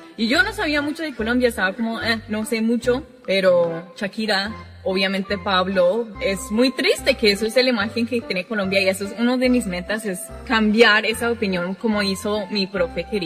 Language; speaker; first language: Spanish; non-native, fluent; English